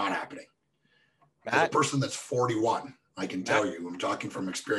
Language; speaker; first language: English; native; English